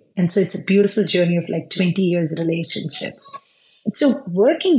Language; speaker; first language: English; non-native, local second language; Tamil